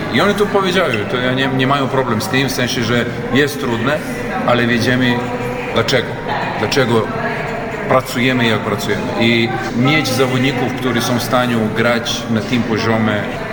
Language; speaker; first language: Polish; non-native, fluent; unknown